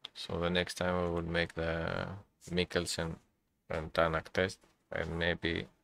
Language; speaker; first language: English; non-native, learner; Greek